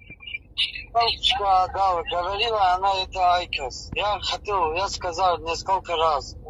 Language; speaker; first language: Russian; non-native, learner; Tajik